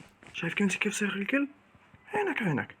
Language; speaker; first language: Arabic; native; Arabic